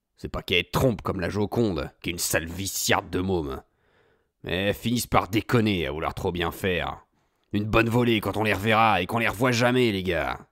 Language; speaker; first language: French; native; French